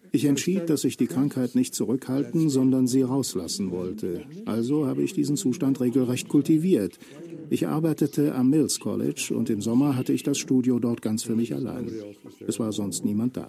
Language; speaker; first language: German; native; German